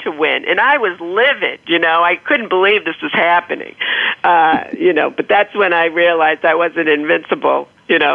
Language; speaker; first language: English; native; English